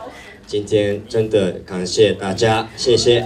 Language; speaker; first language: Chinese; non-native, learner; Japanese